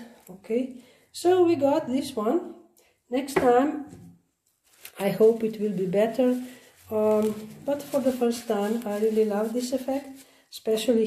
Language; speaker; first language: English; non-native, learner; Slovenian